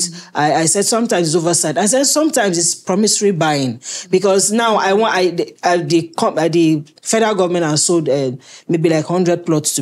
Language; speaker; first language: English; native; English